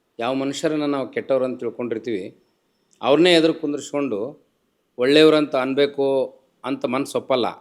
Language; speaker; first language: Kannada; native; Kannada